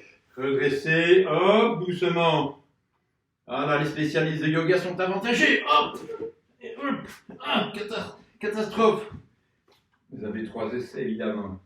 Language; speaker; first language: French; native; French